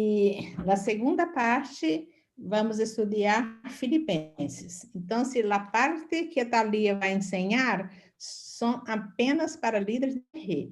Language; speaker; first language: Portuguese; non-native, fluent; Spanish